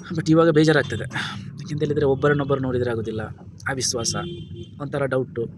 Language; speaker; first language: Kannada; native; Kannada